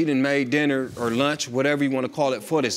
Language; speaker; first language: English; native; English